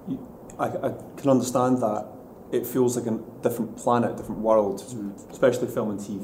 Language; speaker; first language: English; native; English